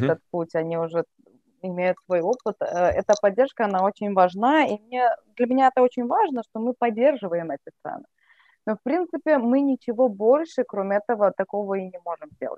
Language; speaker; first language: Russian; native; Russian